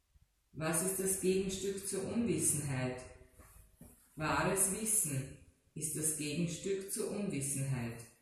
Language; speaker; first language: German; native; German